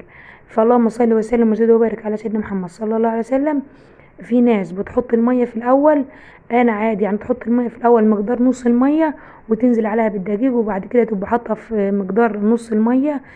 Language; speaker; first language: Arabic; native; Arabic